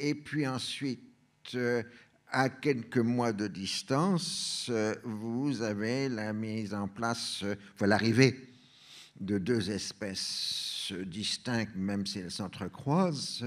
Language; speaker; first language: French; native; French